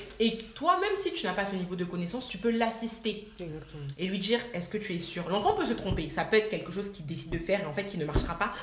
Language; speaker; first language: French; native; French